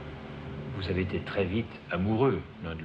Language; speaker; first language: French; native; French